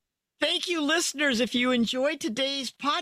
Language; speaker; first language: English; native; English